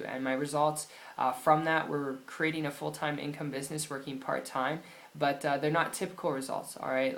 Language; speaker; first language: English; native; English